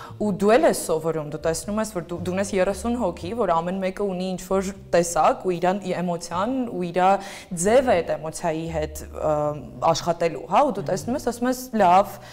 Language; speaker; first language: Armenian; native; Armenian